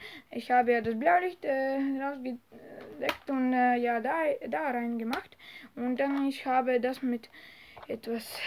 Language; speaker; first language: German; non-native, learner; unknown